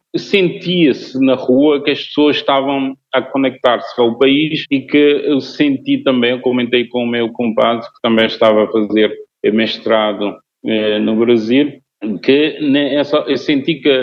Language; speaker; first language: Portuguese; non-native, local second language; Kabuverdianu